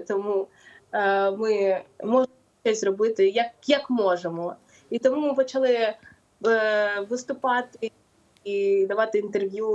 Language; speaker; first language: Ukrainian; non-native, local second language; Russian